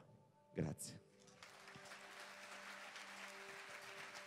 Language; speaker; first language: Italian; native; Italian